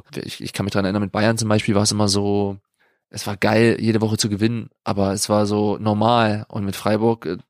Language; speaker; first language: German; native; German